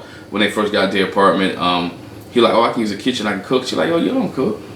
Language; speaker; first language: English; native; English